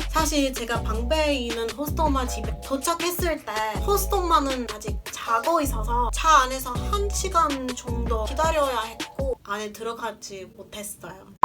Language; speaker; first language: Korean; non-native, fluent; English